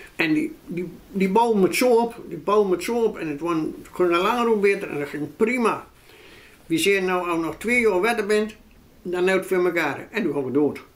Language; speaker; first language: Dutch; native; Dutch